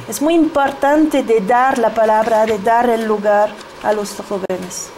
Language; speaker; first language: Spanish; non-native, fluent; French